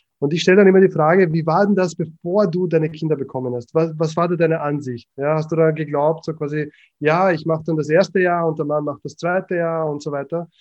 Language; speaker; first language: German; early bilingual, other home language; Croatian